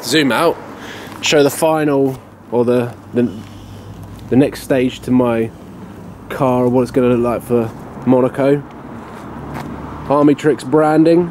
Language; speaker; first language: English; native; English